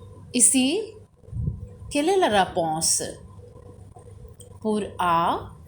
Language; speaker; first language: French; non-native, fluent; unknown